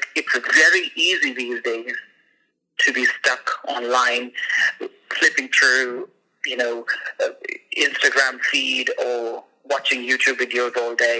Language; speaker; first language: English; non-native, local second language; Hindi